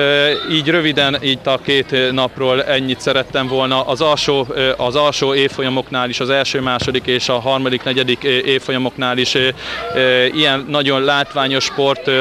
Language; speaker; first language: Hungarian; native; Hungarian